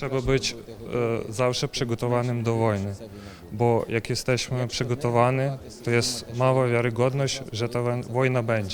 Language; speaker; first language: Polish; non-native, learner; Ukrainian